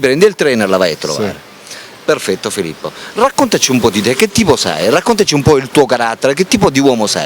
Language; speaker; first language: Italian; native; Italian